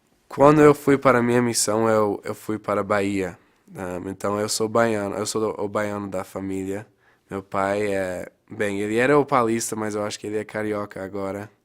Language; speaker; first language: Portuguese; non-native, fluent; English